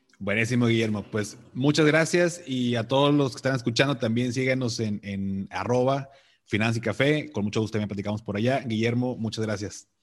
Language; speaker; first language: Spanish; native; Spanish